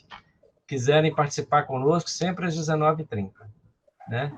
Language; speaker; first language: Portuguese; native; Portuguese